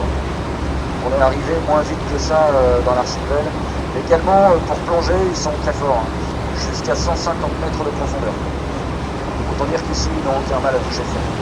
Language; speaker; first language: French; native; French